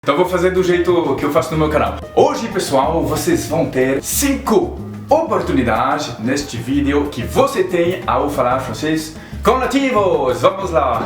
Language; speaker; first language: Portuguese; non-native, fluent; French